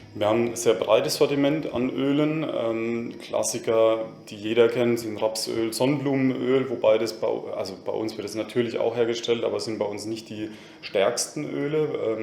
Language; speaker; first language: German; native; German